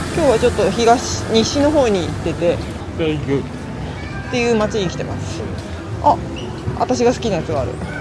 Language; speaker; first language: Japanese; native; Japanese